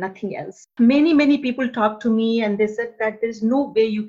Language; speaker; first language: English; non-native, local second language; Hindi